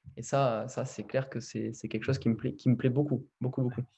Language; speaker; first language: French; native; French